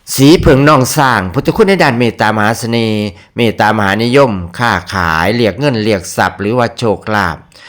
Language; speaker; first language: Thai; native; Thai